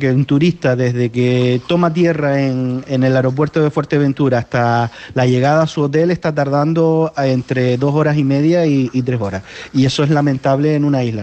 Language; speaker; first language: Spanish; native; Spanish